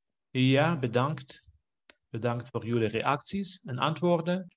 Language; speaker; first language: Dutch; non-native, fluent; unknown